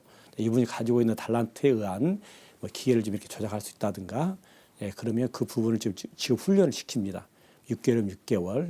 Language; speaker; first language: Korean; native; Korean